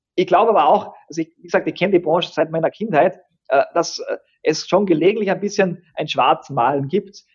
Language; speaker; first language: German; native; German